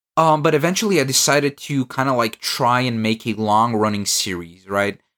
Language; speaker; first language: English; non-native, fluent; Bulgarian